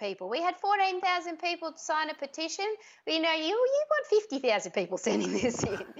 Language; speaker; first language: English; native; English